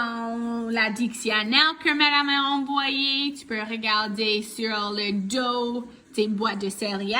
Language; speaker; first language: French; non-native, local second language; English